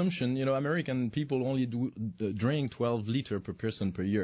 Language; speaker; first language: English; non-native, fluent; French